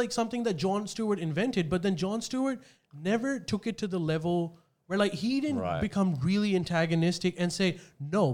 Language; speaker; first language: English; non-native, local second language; Urdu